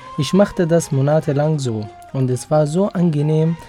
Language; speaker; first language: German; non-native, fluent; Arabic